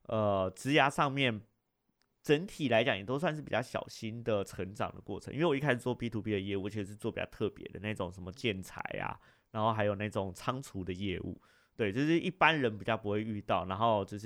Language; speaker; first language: Chinese; native; Chinese